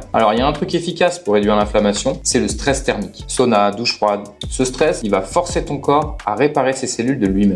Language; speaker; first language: French; native; French